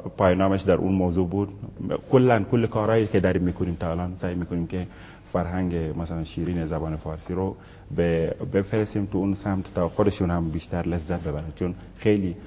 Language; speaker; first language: Persian; non-native, fluent; Wolof